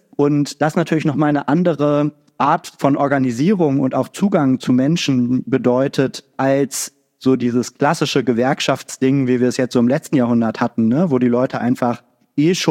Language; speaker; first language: German; native; German